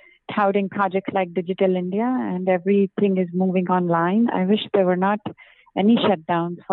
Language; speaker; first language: English; non-native, local second language; Hindi